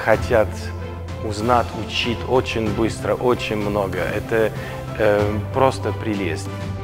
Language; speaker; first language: Russian; non-native, learner; French